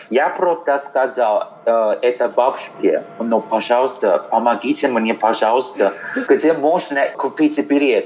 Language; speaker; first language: Russian; non-native, fluent; Chinese